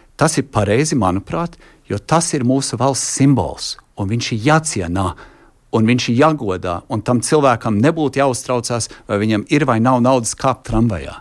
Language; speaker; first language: Latvian; early bilingual, heritage; Latvian